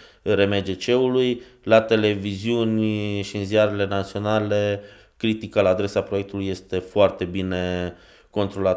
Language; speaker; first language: Romanian; native; Romanian